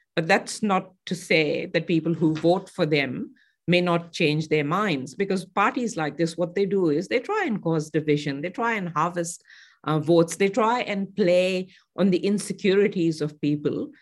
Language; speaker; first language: English; non-native, local second language; Urdu